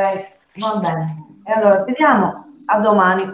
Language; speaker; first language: Italian; native; Italian